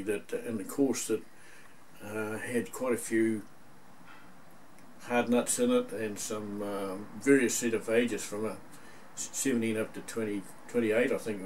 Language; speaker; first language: English; native; English